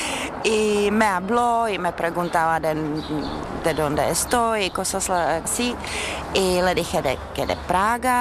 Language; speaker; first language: Spanish; non-native, fluent; Czech